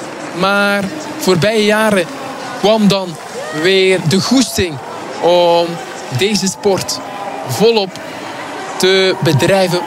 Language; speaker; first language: Dutch; native; Dutch